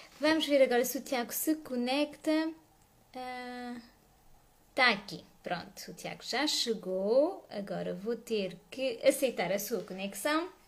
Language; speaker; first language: Portuguese; early bilingual, heritage; Portuguese